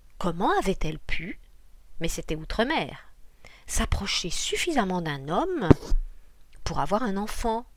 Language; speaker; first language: French; native; French